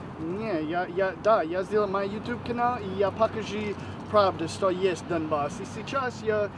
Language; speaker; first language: Russian; non-native, learner; English